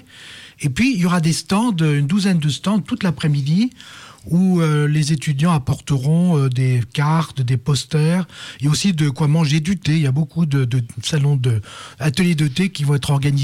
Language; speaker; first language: French; native; French